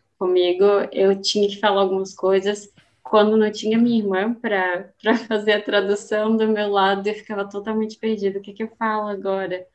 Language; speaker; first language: Portuguese; native; Portuguese